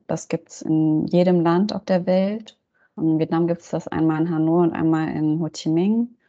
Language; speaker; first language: German; native; German